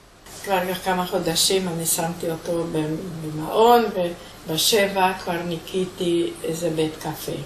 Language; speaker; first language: Hebrew; non-native, fluent; Hungarian